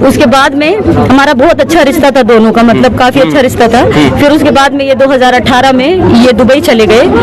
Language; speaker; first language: Hindi; native; Hindi